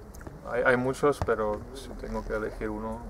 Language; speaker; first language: Spanish; non-native, fluent; Czech